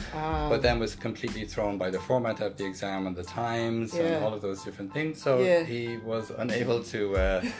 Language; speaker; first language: English; native; English